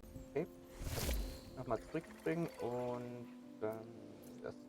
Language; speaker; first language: German; native; German